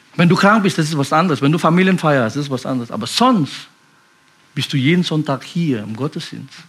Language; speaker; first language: German; non-native, fluent; Indonesian